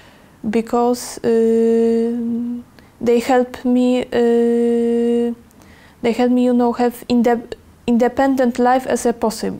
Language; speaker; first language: English; non-native, learner; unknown